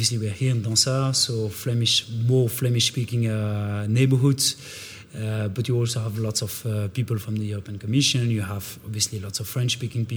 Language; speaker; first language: English; non-native, fluent; French